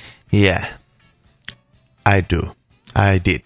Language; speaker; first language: English; non-native, fluent; Catalan